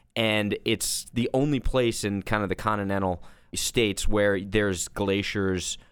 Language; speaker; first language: English; native; English